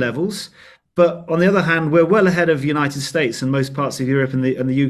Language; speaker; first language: English; native; English